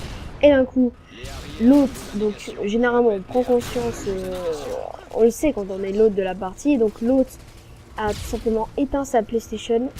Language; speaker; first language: French; native; French